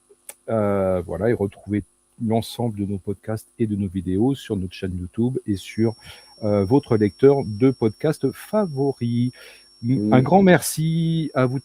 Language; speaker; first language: French; native; French